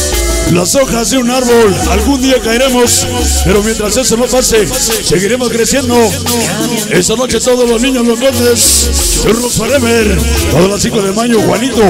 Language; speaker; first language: Spanish; native; Spanish